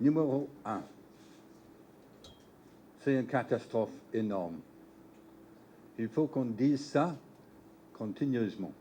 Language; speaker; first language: French; non-native, learner; English